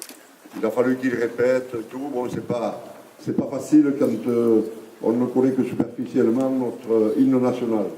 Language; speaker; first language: French; native; French